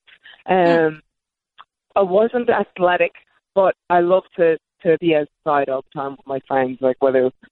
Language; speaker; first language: English; native; English